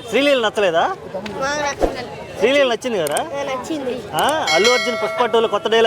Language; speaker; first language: Telugu; native; Telugu